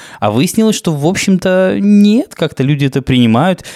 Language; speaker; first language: Russian; native; Russian